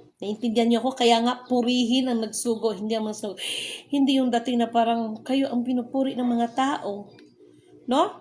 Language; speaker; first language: Filipino; non-native, local second language; Cebuano